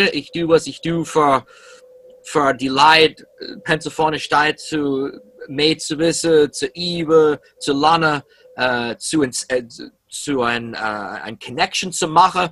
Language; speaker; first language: German; early bilingual, heritage; English